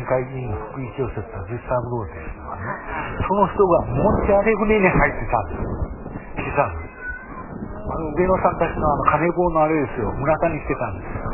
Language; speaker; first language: Japanese; native; Japanese